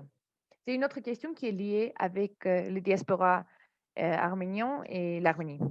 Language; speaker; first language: French; non-native, fluent; Armenian